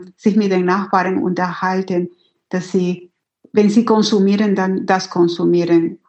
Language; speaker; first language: German; non-native, fluent; Spanish